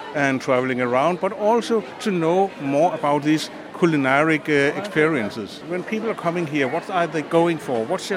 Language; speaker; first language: English; non-native, fluent; Danish